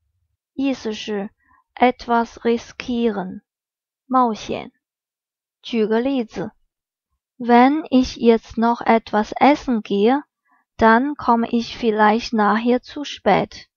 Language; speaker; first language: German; non-native, fluent; Chinese